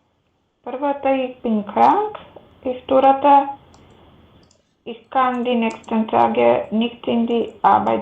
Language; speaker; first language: German; non-native, learner; Macedonian